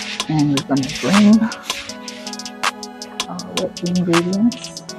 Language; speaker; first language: English; native; English